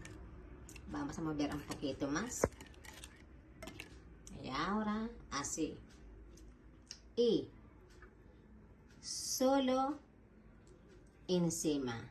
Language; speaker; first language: Spanish; non-native, fluent; Filipino